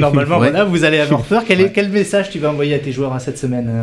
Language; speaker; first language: French; native; French